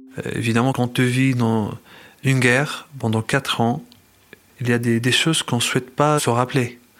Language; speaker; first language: French; non-native, fluent; Arabic